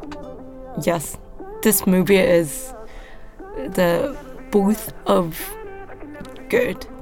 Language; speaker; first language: English; non-native, learner; Japanese